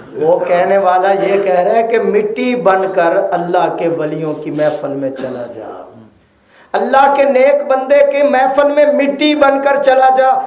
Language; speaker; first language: Urdu; non-native, local second language; Punjabi